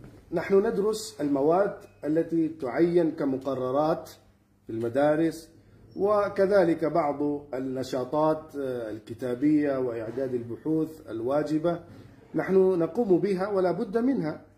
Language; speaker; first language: Arabic; non-native, fluent; Urdu